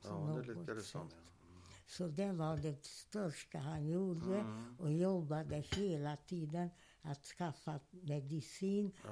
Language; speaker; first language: Swedish; non-native, fluent; Hungarian